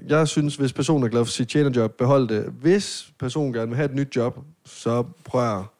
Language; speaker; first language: Danish; native; Danish